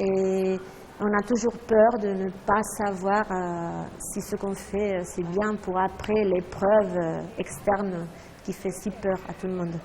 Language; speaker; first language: French; non-native, fluent; Spanish